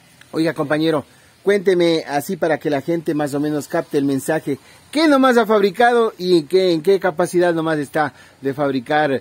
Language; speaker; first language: Spanish; native; Spanish